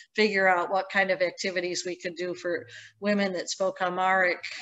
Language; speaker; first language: English; native; English